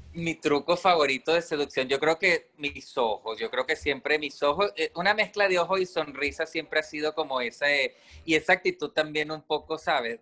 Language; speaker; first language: Spanish; native; Spanish